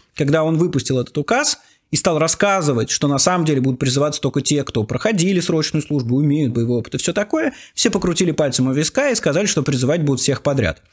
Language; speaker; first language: Russian; native; Russian